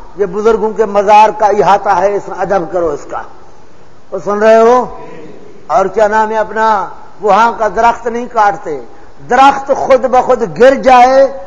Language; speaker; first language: Urdu; non-native, local second language; Saraiki